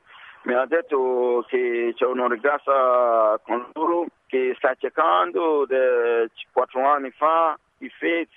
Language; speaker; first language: Italian; non-native, learner; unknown